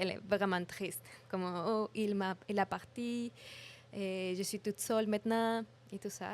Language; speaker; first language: French; non-native, learner; Spanish